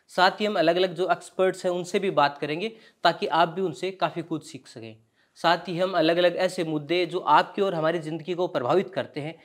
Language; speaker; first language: Hindi; native; Hindi